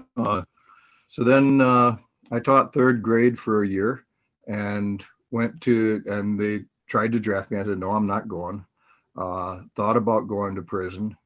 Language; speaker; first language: English; native; English